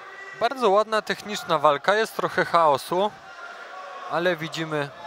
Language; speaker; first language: Polish; native; Polish